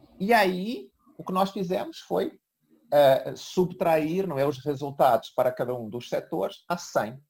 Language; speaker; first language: Portuguese; native; Portuguese